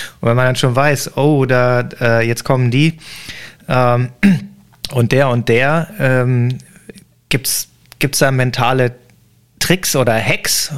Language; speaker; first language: German; native; German